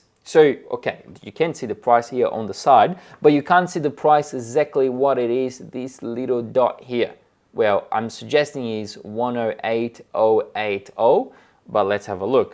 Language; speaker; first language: English; non-native, fluent; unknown